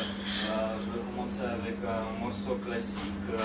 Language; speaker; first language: French; non-native, fluent; Russian